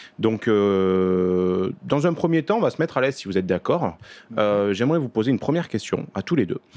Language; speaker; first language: French; native; French